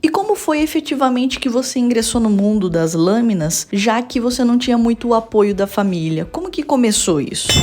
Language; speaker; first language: Portuguese; native; Portuguese